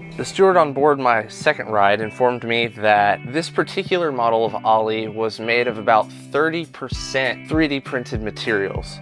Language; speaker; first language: English; native; English